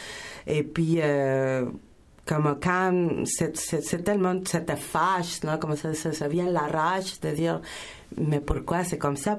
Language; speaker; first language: French; non-native, fluent; Spanish